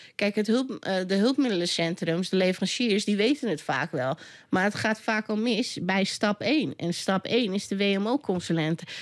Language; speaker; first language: Dutch; native; Dutch